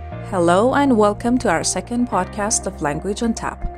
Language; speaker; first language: English; non-native, fluent; Persian